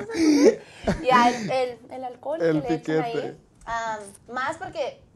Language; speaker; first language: Spanish; early bilingual, heritage; Spanish